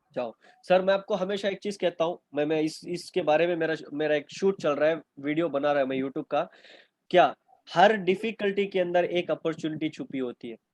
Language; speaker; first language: Hindi; non-native, local second language; Urdu